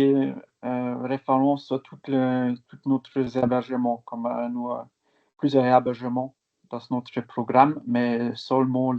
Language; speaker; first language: French; non-native, fluent; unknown